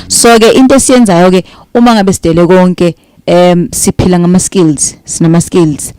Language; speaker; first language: Zulu; native; Zulu